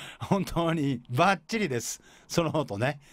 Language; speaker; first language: Japanese; native; Japanese